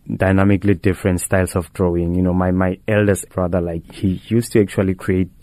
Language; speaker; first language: English; non-native, local second language; Tswana